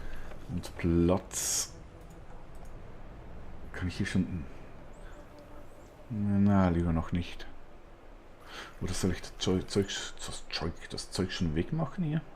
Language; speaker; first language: German; native; German